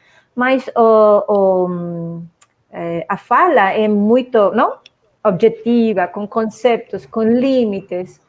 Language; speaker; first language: Portuguese; non-native, fluent; Spanish